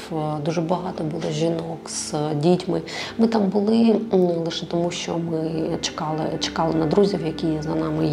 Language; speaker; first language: Ukrainian; non-native, local second language; Russian